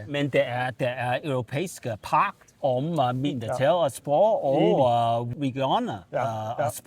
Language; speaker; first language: Danish; non-native, learner; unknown